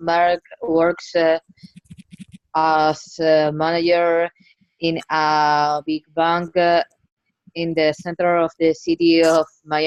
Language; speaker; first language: English; non-native, learner; Spanish